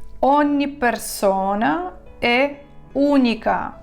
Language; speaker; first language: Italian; non-native, fluent; Ukrainian